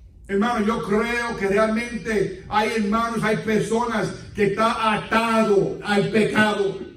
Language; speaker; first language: Spanish; native; Spanish